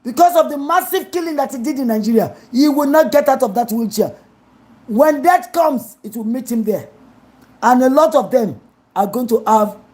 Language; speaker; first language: English; non-native, local second language; Yoruba